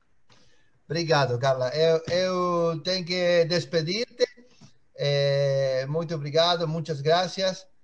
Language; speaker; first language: Portuguese; non-native, learner; Spanish